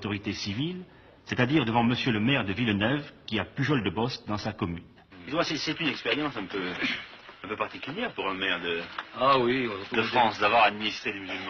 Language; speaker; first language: French; native; French